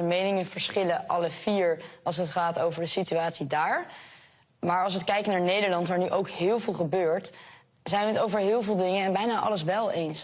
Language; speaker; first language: Dutch; native; Dutch